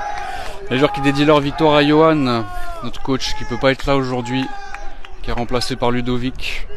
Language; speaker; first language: French; native; French